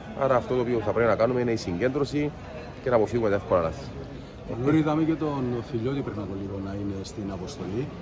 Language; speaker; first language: Greek; native; Greek